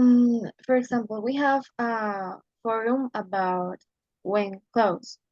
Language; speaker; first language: English; non-native, learner; Spanish